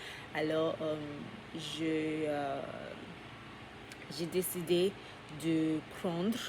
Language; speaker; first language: French; non-native, learner; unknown